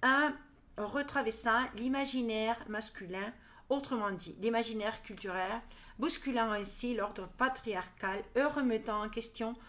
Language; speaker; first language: French; non-native, fluent; Spanish